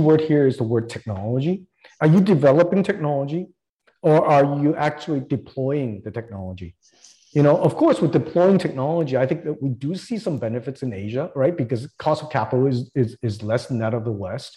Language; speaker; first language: English; non-native, local second language; Cantonese